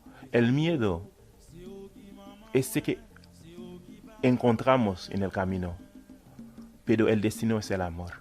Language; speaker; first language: Spanish; non-native, fluent; Haitian Creole